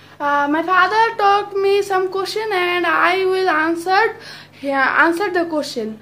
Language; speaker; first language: English; non-native, learner; Bangla